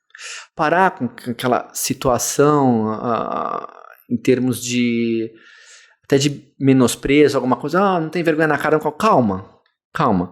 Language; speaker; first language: Portuguese; native; Portuguese